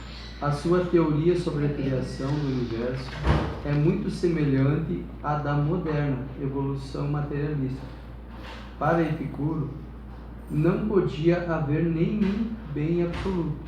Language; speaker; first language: Portuguese; native; Portuguese